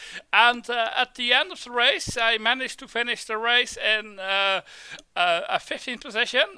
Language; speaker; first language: English; non-native, fluent; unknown